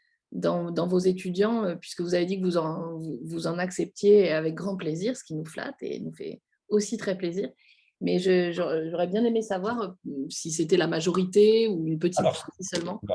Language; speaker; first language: French; native; French